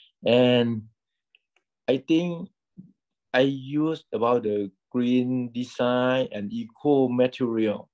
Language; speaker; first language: English; non-native, learner; Thai